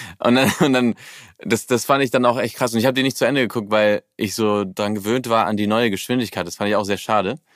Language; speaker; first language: German; early bilingual, heritage; German